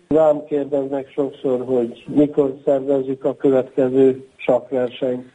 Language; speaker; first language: Hungarian; non-native, local second language; Romanian